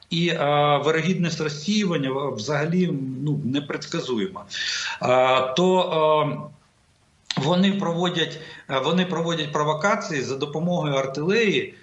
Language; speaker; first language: Ukrainian; non-native, local second language; Russian